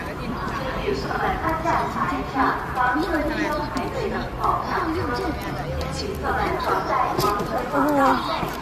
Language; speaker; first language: Chinese; native; Chinese